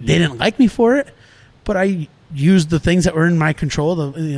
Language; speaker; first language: English; native; English